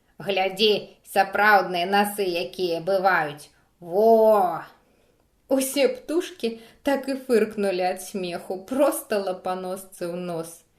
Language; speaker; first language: Belarusian; non-native, local second language; Russian